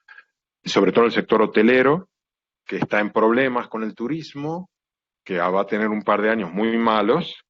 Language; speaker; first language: Spanish; native; Spanish